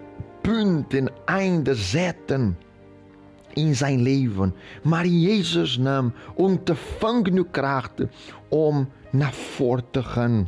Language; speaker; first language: Dutch; non-native, fluent; Portuguese